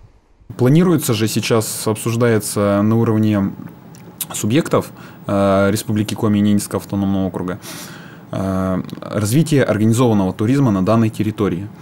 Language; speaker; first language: Russian; native; Russian